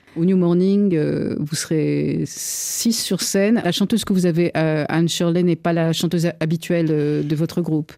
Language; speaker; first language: French; native; French